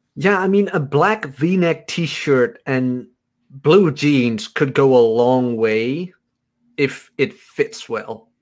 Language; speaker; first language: English; non-native, fluent; Dutch